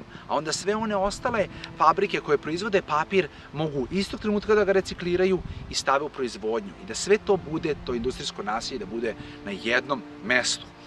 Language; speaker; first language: Serbian; native; Serbian